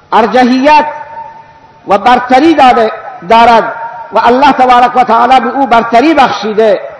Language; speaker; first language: Persian; non-native, local second language; Baluchi